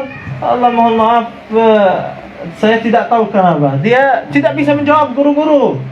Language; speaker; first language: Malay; non-native, fluent; Arabic